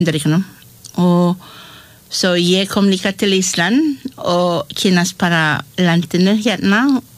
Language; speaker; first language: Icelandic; non-native, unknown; Malay